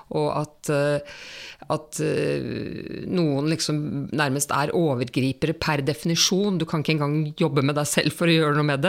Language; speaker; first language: Norwegian; native; Norwegian